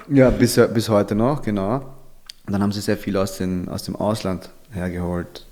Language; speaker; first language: German; early bilingual, other home language; Filipino